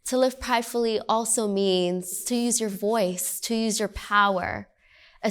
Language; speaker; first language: English; early bilingual, other home language; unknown